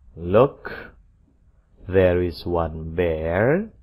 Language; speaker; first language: English; non-native, fluent; Indonesian